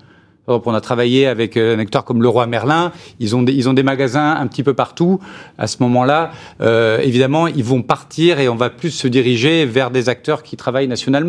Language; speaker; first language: French; native; French